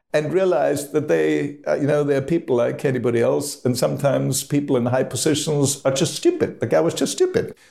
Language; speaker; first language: English; non-native, fluent; German